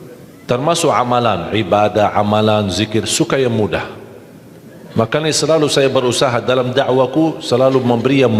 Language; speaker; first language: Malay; non-native, fluent; Arabic